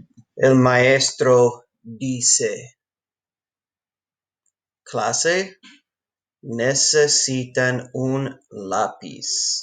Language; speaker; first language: Spanish; non-native, fluent; English